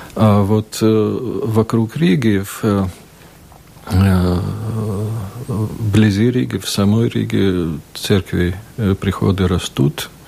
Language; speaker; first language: Russian; non-native, local second language; Latvian